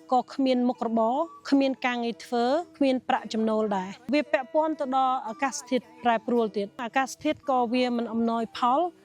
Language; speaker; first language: Khmer; non-native, local second language; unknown